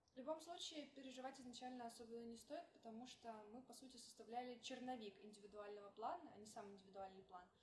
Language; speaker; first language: Russian; native; Russian